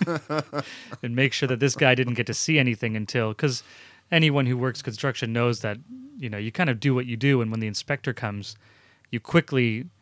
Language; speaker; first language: English; early bilingual, other home language; Italian